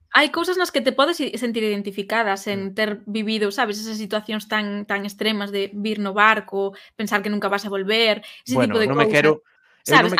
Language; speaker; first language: Galician; native; Galician